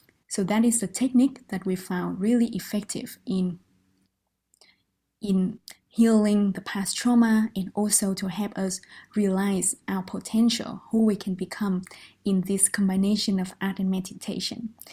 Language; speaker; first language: English; non-native, fluent; Vietnamese